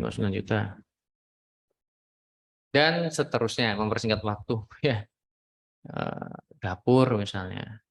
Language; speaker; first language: Indonesian; native; Indonesian